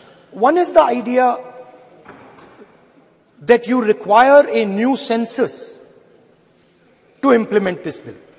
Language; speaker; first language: English; non-native, local second language; Hindi